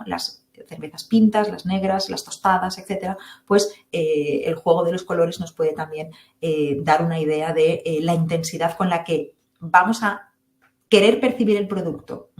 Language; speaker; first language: Spanish; native; Spanish